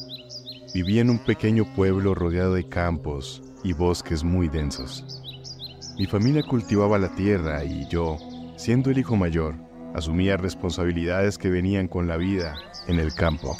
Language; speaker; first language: Spanish; native; Spanish